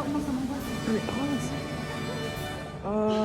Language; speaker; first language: French; native; French